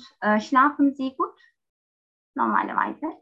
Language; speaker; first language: German; non-native, learner; Turkish